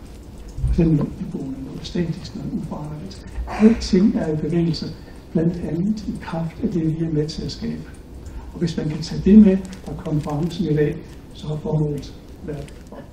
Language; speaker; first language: Danish; native; Danish